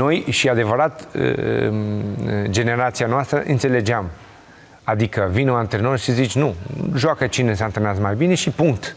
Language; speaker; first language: Romanian; non-native, learner; Portuguese